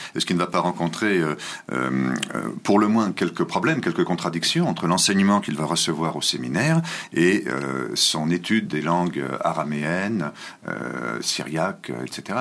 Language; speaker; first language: French; native; French